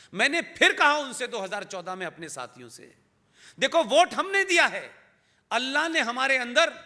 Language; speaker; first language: Hindi; native; Hindi